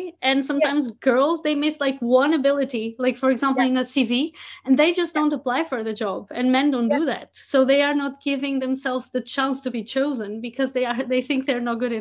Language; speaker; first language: English; non-native, fluent; Portuguese